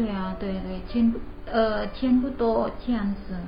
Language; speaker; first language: Chinese; non-native, learner; Indonesian